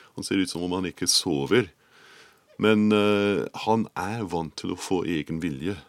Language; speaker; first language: Norwegian; non-native, fluent; English